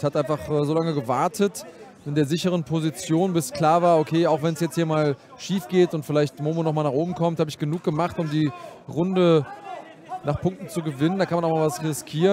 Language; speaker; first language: German; native; German